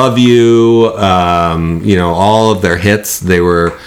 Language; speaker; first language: English; native; English